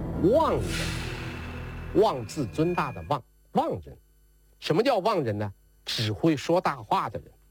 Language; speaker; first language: Chinese; native; Chinese